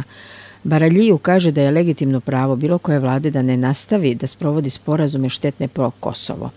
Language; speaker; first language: Serbian; native; Serbian